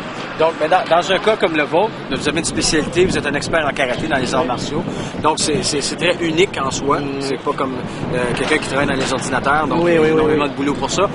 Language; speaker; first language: French; native; French